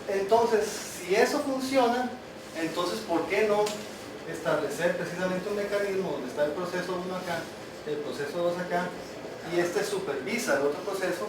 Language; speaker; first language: Spanish; native; Spanish